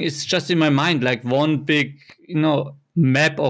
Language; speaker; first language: English; non-native, fluent; German